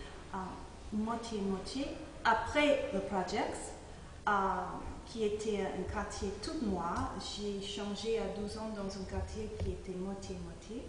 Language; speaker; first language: French; non-native, fluent; English